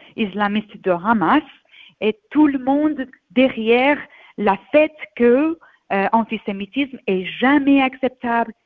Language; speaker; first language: French; non-native, fluent; Persian